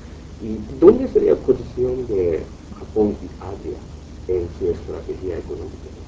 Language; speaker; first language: Spanish; non-native, fluent; Japanese